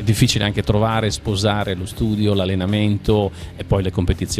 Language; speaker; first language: Italian; native; Italian